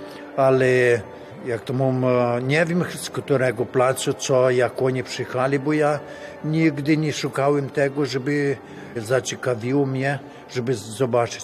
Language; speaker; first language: Polish; early bilingual, heritage; Polish